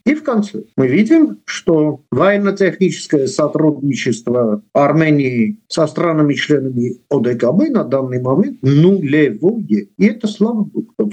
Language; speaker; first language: Russian; non-native, local second language; Armenian